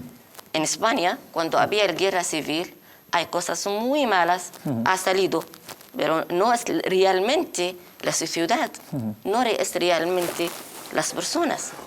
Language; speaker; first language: Spanish; non-native, learner; Arabic